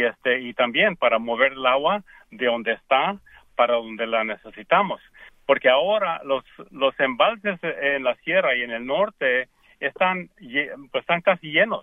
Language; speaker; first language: Spanish; early bilingual, heritage; Spanish